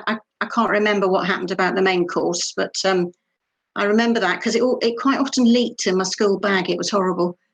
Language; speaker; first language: English; native; English